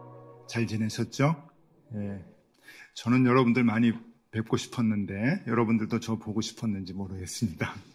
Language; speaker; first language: Korean; native; Korean